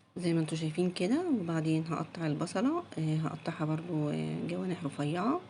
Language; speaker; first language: Arabic; native; Arabic